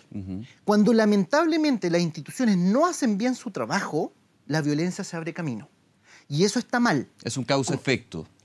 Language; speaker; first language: Spanish; native; Spanish